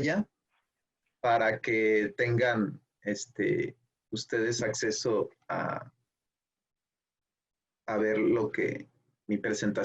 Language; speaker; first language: Spanish; native; Spanish